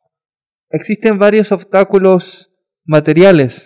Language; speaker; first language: Spanish; native; Spanish